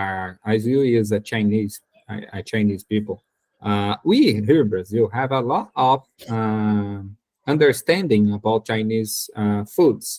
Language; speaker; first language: English; non-native, learner; Portuguese